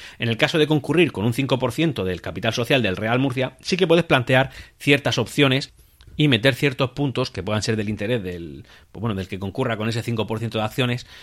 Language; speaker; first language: Spanish; native; Spanish